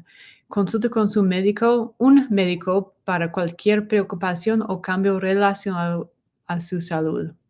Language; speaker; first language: Spanish; non-native, learner; English